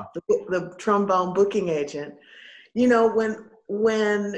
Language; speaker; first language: English; native; English